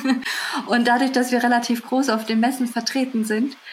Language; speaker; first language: German; early bilingual, other home language; Russian